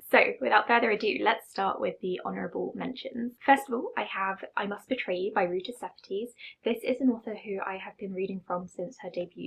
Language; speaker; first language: English; native; English